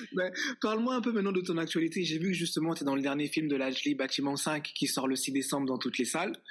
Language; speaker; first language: French; native; French